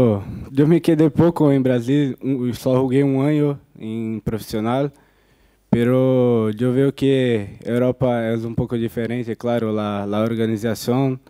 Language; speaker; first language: Spanish; non-native, fluent; Portuguese